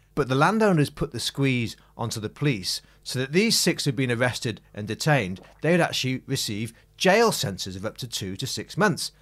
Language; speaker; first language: English; native; English